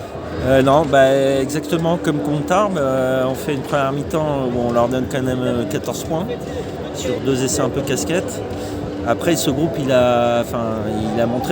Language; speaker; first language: French; native; French